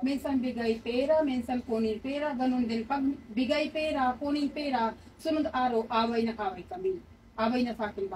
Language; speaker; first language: Filipino; non-native, learner; Punjabi